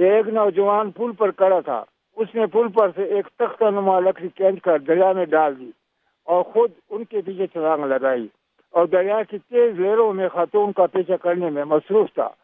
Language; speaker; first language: Urdu; non-native, local second language; Pashto